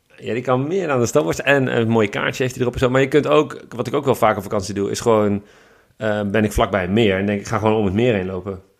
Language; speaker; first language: Dutch; native; Dutch